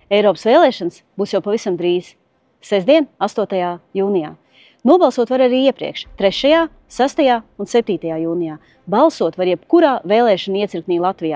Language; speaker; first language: Latvian; native; Latvian